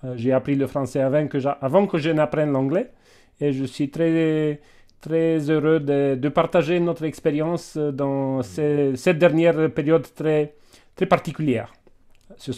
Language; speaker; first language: French; non-native, fluent; Romanian